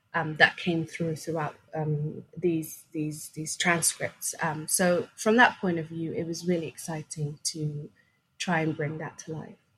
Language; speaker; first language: English; non-native, fluent; Swedish